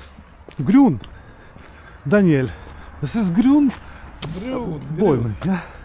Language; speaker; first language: German; non-native, learner; Russian